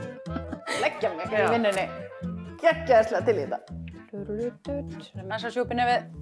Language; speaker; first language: Icelandic; native; Icelandic